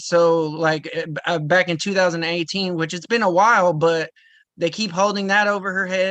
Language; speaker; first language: English; native; English